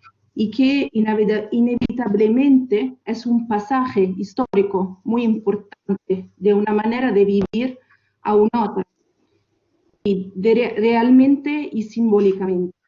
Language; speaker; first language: Spanish; non-native, fluent; Italian